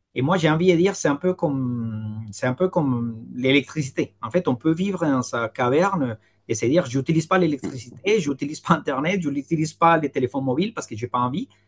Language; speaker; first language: French; non-native, fluent; Spanish